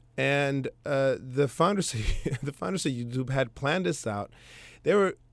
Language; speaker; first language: English; early bilingual, other home language; Swedish